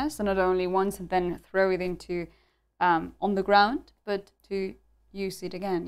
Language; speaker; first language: English; non-native, fluent; German